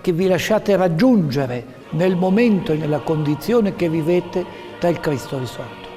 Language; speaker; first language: Italian; non-native, fluent; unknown